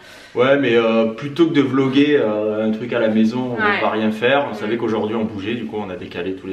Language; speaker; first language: French; native; French